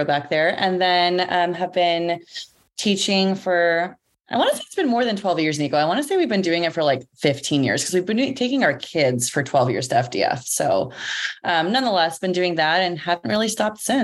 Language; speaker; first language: English; early bilingual, other home language; Greek